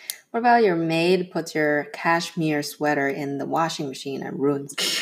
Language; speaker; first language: English; non-native, fluent; Chinese